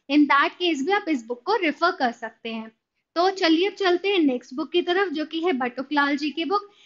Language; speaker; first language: Hindi; native; Hindi